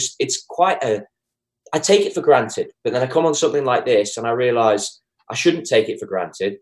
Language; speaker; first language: English; native; English